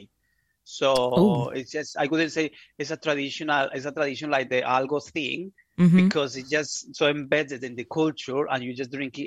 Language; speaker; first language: English; non-native, fluent; Spanish